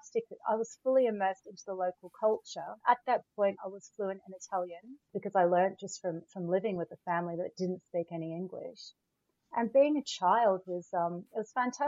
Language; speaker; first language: English; native; English